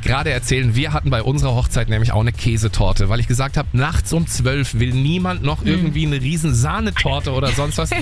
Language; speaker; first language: German; native; German